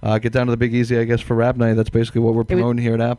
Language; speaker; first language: English; native; English